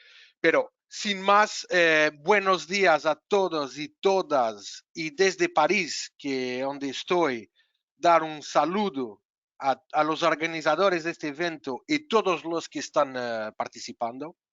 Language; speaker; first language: Spanish; non-native, fluent; Portuguese